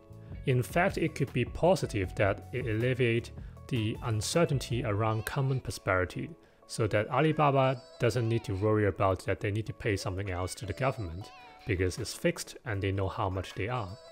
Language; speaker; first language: English; non-native, local second language; Cantonese